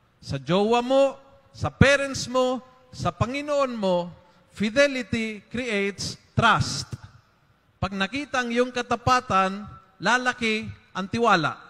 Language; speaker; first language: Filipino; non-native, fluent; Spanish